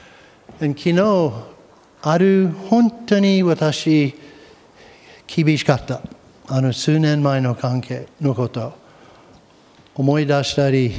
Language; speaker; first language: Japanese; non-native, fluent; English